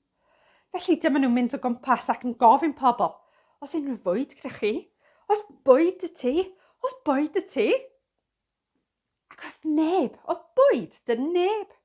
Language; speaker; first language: Welsh; non-native, fluent; English